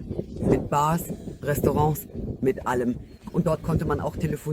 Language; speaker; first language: German; non-native, fluent; Russian